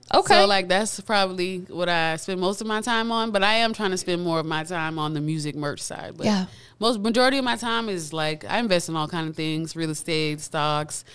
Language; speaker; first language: English; native; English